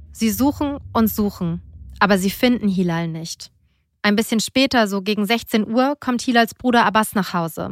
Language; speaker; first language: German; native; German